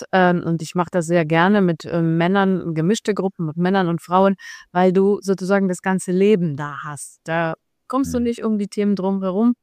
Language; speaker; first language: German; non-native, fluent; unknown